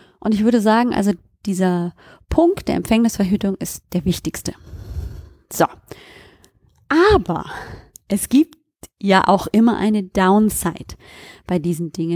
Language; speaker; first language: German; native; German